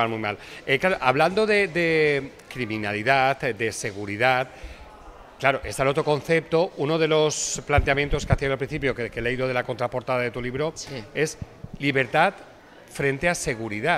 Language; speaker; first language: Spanish; non-native, local second language; Catalan